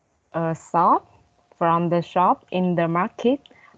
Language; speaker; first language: English; non-native, learner; Vietnamese